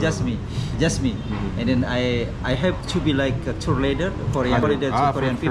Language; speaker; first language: English; non-native, learner; Indonesian